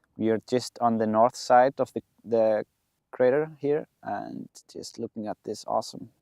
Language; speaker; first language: English; non-native, fluent; Icelandic